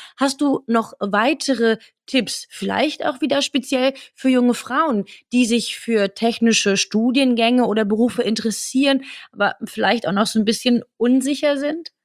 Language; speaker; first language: German; native; German